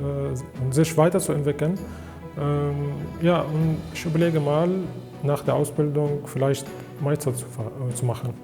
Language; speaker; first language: German; non-native, learner; Arabic